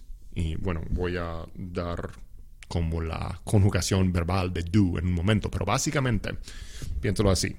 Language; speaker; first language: Spanish; non-native, fluent; English